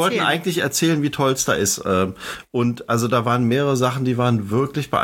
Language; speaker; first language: German; native; German